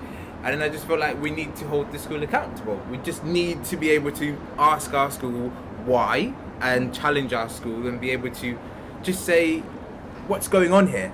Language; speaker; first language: English; native; English